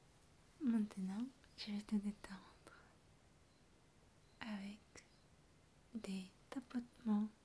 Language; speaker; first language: French; non-native, fluent; Russian